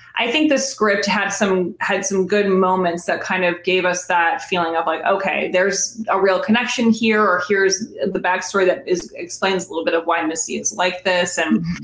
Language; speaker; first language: English; native; English